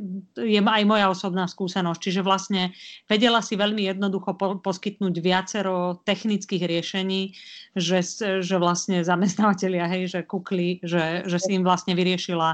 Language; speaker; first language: Slovak; native; Slovak